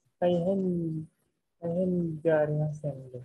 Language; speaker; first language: Japanese; non-native, fluent; Indonesian